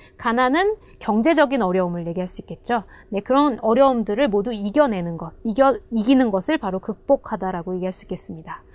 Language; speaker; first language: Korean; native; Korean